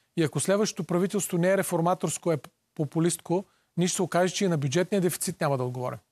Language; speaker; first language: Bulgarian; native; Bulgarian